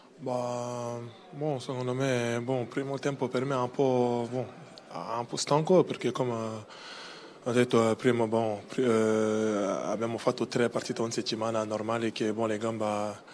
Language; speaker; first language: Italian; non-native, learner; French